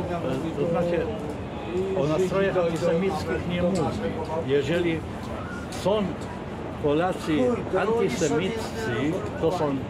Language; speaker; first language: Polish; non-native, fluent; Arabic